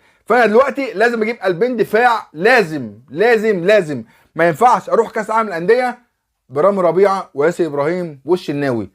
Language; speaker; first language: Arabic; native; Arabic